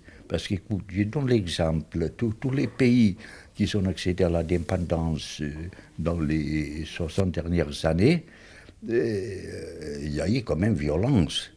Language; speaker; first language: French; non-native, fluent; Catalan